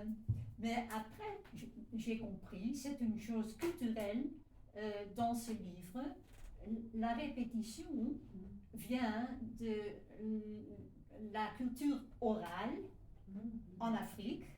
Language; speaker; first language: French; non-native, fluent; Dutch